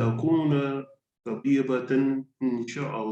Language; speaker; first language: Arabic; non-native, learner; English